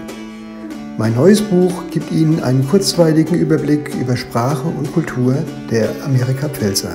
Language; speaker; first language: German; native; German